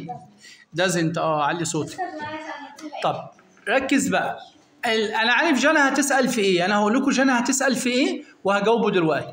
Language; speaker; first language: Arabic; native; Arabic